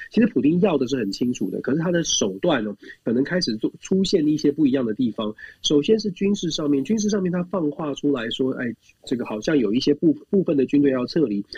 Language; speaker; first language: Chinese; native; Chinese